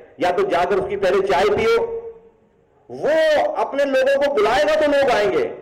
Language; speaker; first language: Urdu; native; Urdu